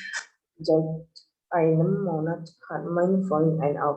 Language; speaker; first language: German; non-native, learner; Indonesian